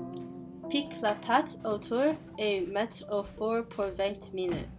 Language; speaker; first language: French; non-native, learner; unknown